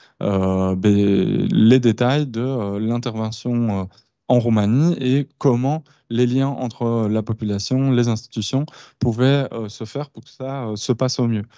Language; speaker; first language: French; native; French